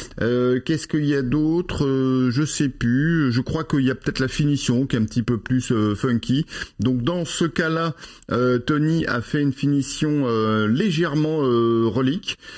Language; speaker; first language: French; native; French